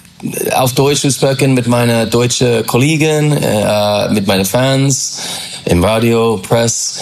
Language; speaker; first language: German; non-native, learner; English